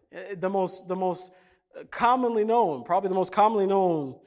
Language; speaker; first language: English; early bilingual, other home language; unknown